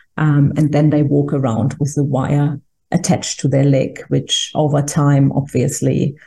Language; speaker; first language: English; non-native, fluent; German